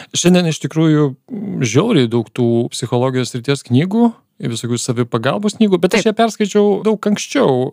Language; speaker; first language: Lithuanian; native; Lithuanian